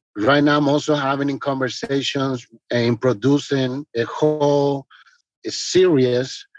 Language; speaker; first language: English; non-native, fluent; Spanish